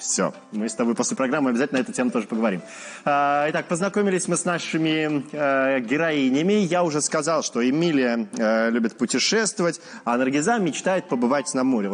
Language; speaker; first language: Russian; native; Russian